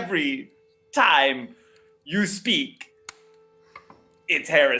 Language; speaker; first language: English; native; English